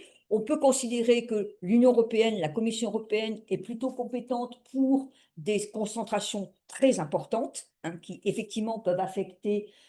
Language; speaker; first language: French; native; French